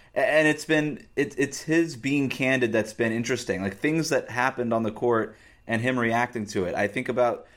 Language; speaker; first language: English; native; English